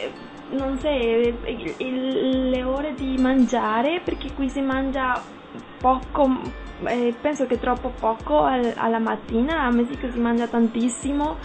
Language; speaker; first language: Italian; non-native, learner; Spanish